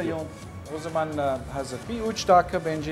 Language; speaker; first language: Turkish; non-native, learner; English